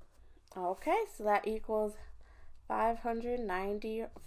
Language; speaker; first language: English; native; English